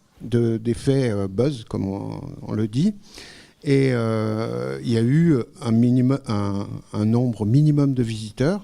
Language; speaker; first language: French; native; French